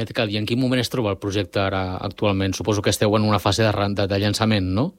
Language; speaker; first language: Catalan; native; Catalan